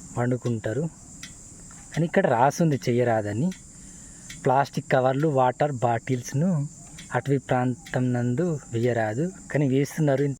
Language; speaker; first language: Telugu; non-native, local second language; Gondi